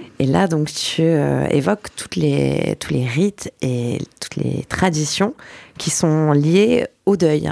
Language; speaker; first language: French; native; French